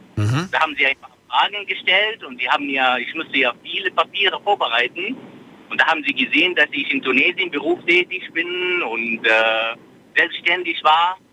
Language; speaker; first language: German; non-native, fluent; Arabic